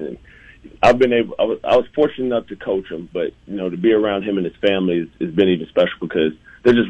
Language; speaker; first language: English; native; English